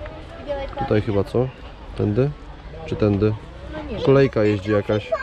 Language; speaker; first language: Polish; native; Polish